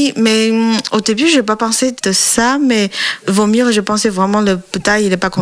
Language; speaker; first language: French; non-native, learner; Chinese